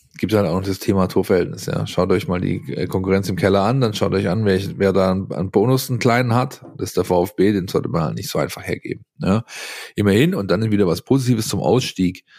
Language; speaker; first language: German; native; German